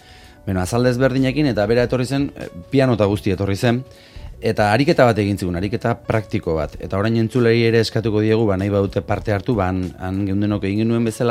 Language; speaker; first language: Basque; native; Basque